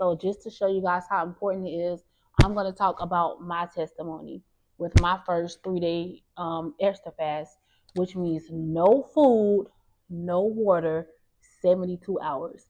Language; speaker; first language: English; native; English